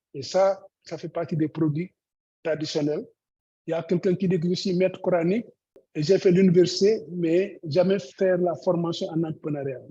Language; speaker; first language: French; non-native, local second language; Wolof